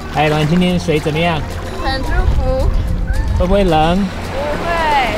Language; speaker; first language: Chinese; non-native, fluent; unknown